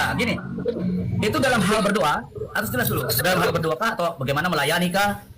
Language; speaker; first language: Indonesian; non-native, local second language; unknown